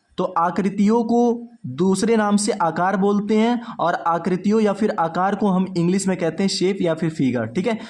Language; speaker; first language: Hindi; native; Hindi